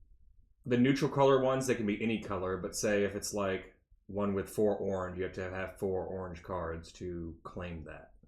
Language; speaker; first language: English; native; English